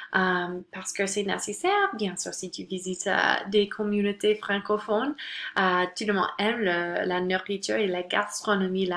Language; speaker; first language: French; non-native, local second language; English